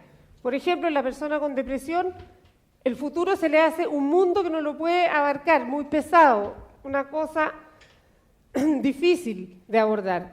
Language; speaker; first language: Spanish; native; Spanish